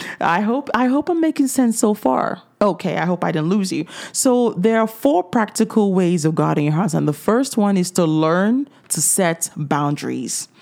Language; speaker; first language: English; native; English